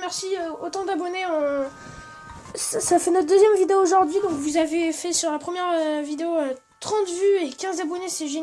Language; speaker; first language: French; native; French